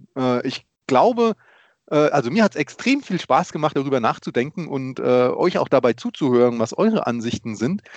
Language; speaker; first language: German; early bilingual, other home language; Polish